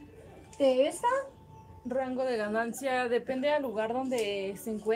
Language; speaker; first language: Spanish; native; Spanish